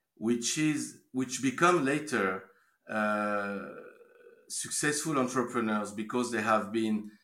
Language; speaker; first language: English; non-native, fluent; French